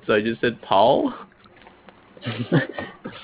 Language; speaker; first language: English; native; English